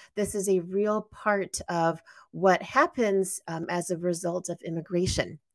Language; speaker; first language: English; native; English